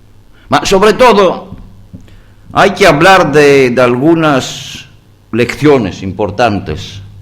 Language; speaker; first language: Spanish; non-native, learner; Greek